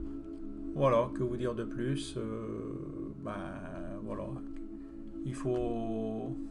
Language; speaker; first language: French; native; French